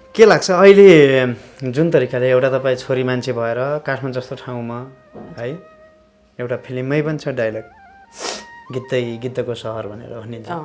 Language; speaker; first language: Nepali; native; Nepali